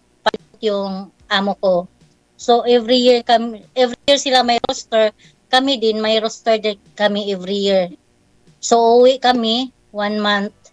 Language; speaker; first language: Filipino; non-native, local second language; Cebuano